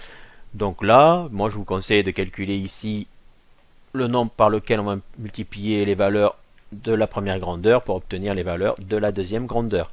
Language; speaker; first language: French; native; French